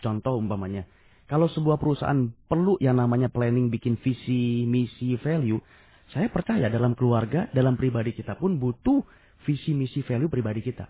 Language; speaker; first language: Indonesian; native; Indonesian